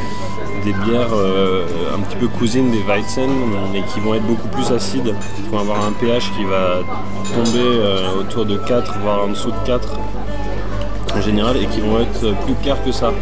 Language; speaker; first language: French; native; French